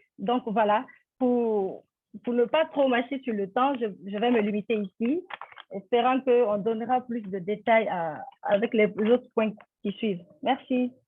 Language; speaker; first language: French; non-native, local second language; Fula